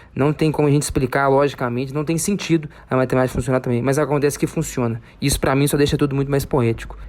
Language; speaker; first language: Portuguese; native; Portuguese